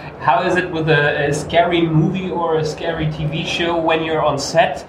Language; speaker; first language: English; non-native, fluent; German